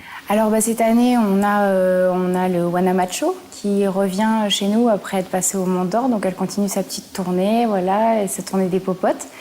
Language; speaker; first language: French; native; French